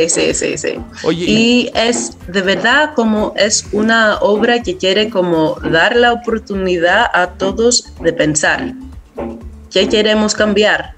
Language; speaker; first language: Spanish; non-native, fluent; Greek